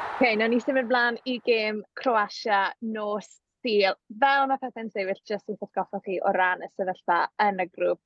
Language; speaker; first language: Welsh; native; Welsh